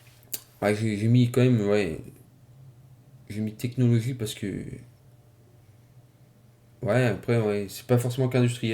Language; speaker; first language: French; native; French